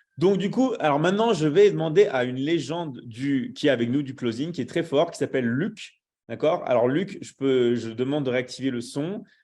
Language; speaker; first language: French; native; French